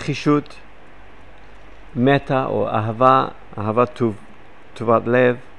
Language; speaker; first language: Hebrew; non-native, fluent; English